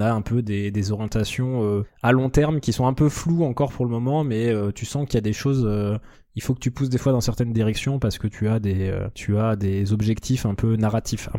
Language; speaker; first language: French; native; French